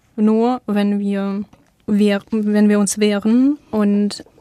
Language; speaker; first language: German; non-native, fluent; Ukrainian